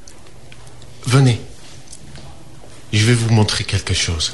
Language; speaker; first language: French; non-native, fluent; English